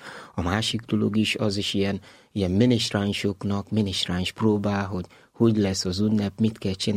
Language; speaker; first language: Hungarian; non-native, fluent; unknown